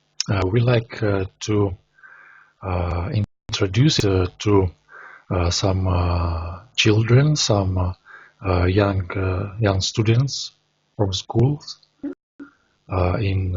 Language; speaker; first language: English; non-native, learner; Russian